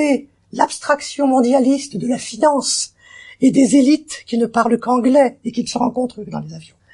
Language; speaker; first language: French; native; French